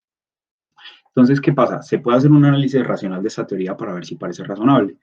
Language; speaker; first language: Spanish; native; Spanish